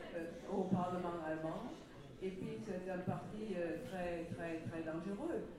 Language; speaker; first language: French; non-native, fluent; German